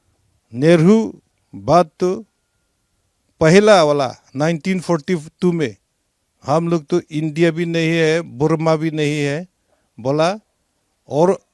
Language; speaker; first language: Hindi; non-native, local second language; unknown